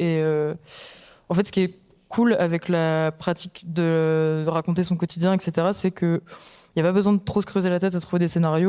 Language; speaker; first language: French; native; French